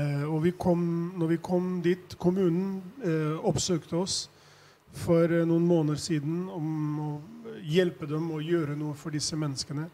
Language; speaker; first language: Swedish; non-native, fluent; Albanian